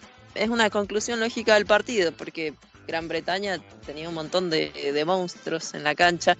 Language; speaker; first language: Spanish; native; Spanish